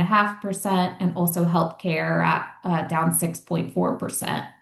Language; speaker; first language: English; native; English